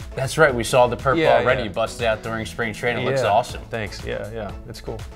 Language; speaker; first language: English; native; English